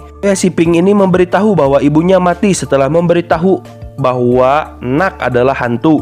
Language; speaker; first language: Indonesian; native; Indonesian